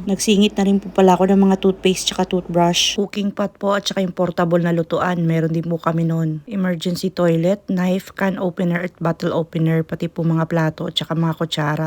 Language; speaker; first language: Filipino; native; Filipino